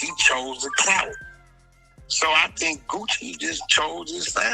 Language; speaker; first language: English; native; English